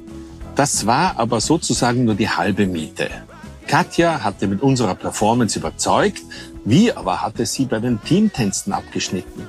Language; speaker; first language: German; native; German